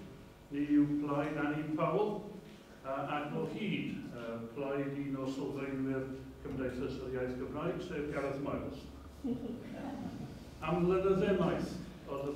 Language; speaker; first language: Welsh; native; Welsh